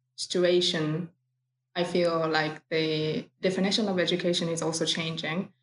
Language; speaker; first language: English; non-native, fluent; Japanese